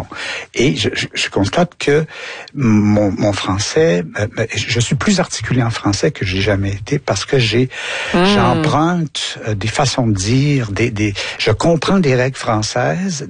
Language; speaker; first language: French; native; French